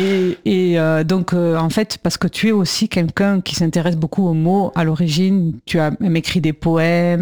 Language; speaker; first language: French; native; French